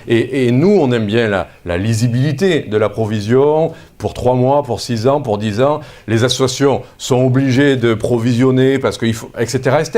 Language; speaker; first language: French; native; French